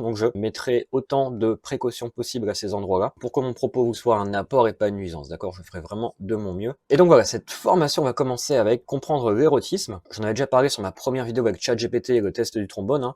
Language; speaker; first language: French; native; French